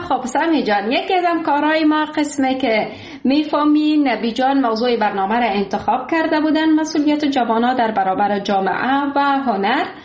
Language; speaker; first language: Persian; native; Persian